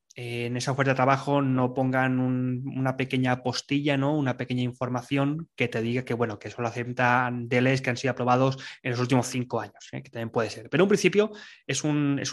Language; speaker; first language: Spanish; native; Spanish